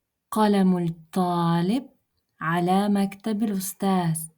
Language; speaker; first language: Arabic; non-native, fluent; Russian